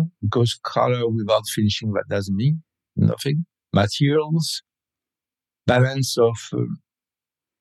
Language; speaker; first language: English; non-native, fluent; French